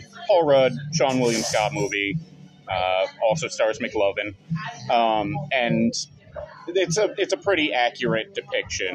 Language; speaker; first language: English; native; English